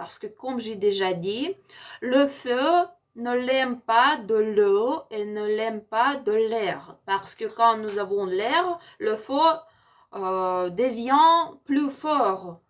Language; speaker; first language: French; non-native, learner; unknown